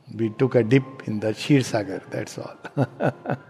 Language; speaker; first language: English; non-native, local second language; Hindi